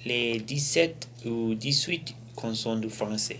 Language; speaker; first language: French; non-native, learner; Spanish